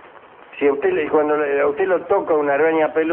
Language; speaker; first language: Spanish; native; Spanish